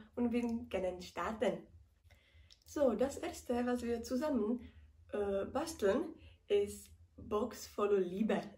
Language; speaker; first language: German; non-native, learner; Czech